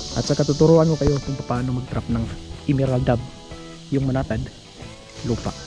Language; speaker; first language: Filipino; non-native, local second language; Cebuano